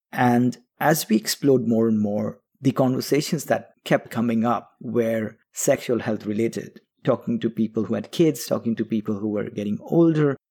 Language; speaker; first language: English; non-native, local second language; Bangla